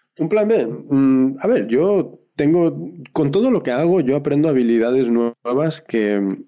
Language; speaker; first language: Spanish; early bilingual, heritage; Spanish